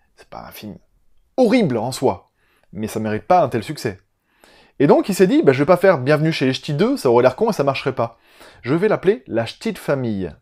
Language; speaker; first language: French; native; French